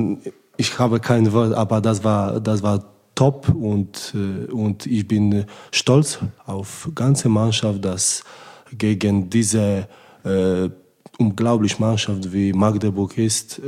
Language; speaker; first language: German; non-native, learner; Polish